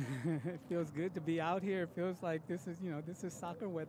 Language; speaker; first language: English; native; English